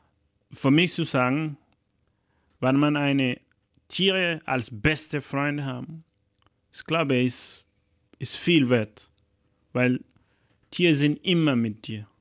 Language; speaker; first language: German; non-native, learner; Fula